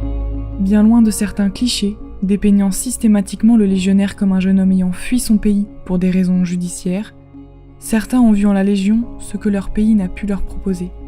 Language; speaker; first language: French; native; French